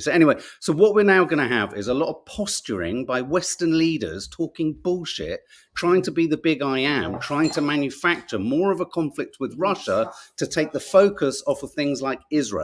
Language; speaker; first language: English; native; English